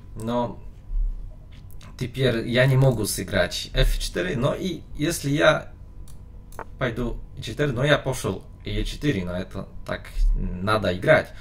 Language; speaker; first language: Russian; non-native, learner; Polish